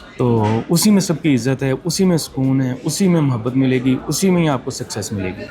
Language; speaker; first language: Urdu; non-native, local second language; Punjabi